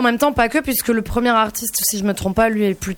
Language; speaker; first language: French; native; French